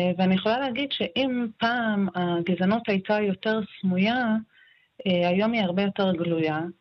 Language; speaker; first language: Hebrew; non-native, local second language; Arabic